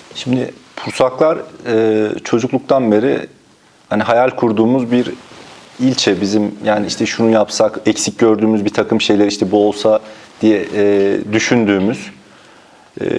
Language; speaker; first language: Turkish; native; Turkish